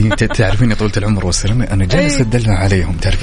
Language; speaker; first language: Arabic; native; Arabic